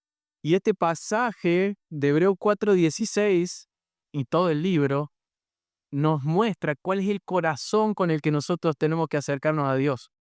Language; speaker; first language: Spanish; native; Spanish